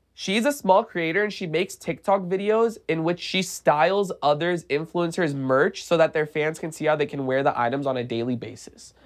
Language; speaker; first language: English; native; English